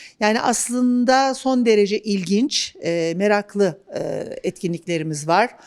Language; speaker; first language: Turkish; native; Turkish